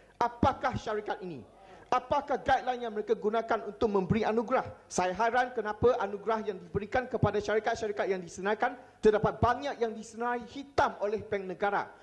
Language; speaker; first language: Malay; non-native, local second language; Chinese